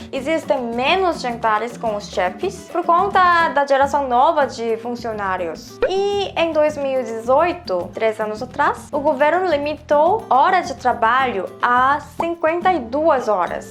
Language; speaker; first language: Portuguese; non-native, fluent; Korean